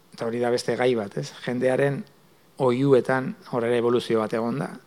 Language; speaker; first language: Basque; native; Basque